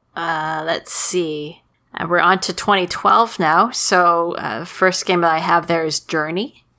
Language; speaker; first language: English; early bilingual, other home language; Chinese